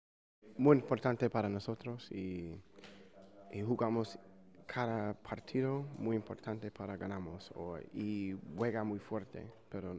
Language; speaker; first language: Spanish; non-native, learner; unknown